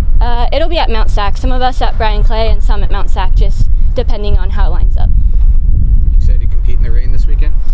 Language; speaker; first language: English; native; English